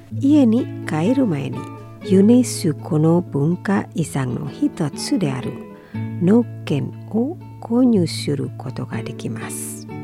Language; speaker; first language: Japanese; non-native, fluent; Indonesian